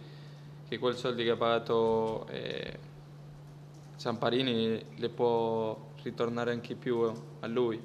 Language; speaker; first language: Italian; non-native, fluent; Spanish